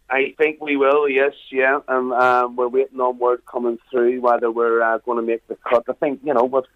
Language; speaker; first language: English; native; English